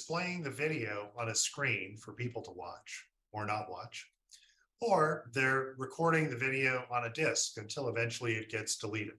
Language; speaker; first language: English; native; English